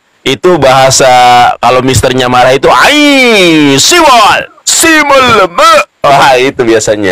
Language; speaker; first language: Indonesian; native; Indonesian